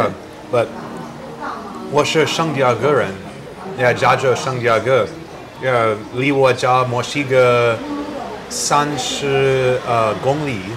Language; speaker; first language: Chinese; non-native, learner; English